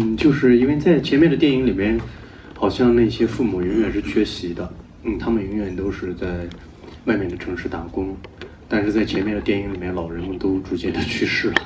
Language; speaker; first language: Chinese; native; Chinese